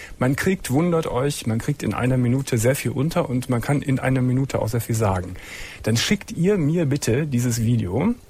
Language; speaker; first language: German; native; German